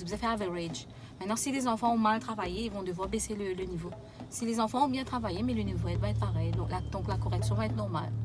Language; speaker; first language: French; non-native, local second language; Morisyen